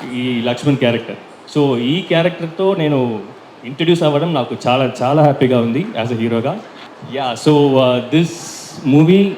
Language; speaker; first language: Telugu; non-native, learner; Tamil